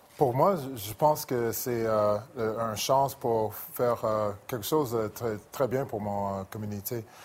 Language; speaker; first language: French; non-native, local second language; English